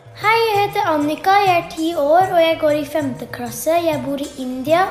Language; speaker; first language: Norwegian; early bilingual, heritage; Norwegian